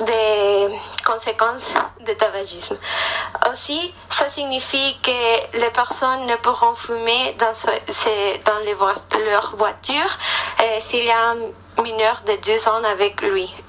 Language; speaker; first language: French; non-native, fluent; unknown